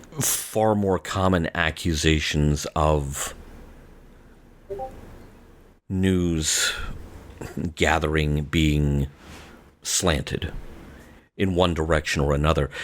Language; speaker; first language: English; native; English